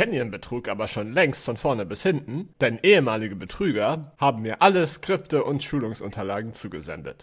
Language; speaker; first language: German; native; German